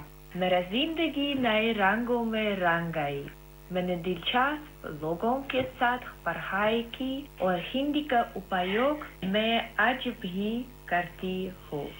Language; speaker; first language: Hindi; non-native, fluent; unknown